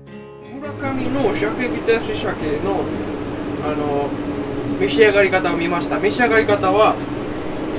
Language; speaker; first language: Japanese; native; Japanese